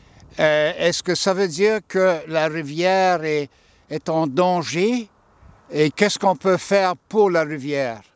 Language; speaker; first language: French; non-native, local second language; English